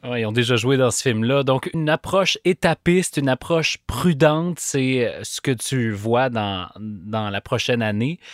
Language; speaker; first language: French; native; French